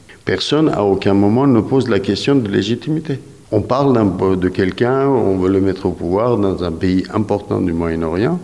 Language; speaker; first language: French; non-native, fluent; Persian